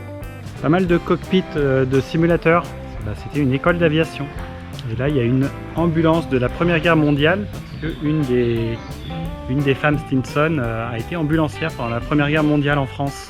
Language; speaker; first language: French; native; French